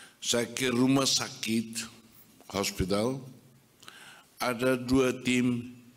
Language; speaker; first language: Indonesian; non-native, fluent; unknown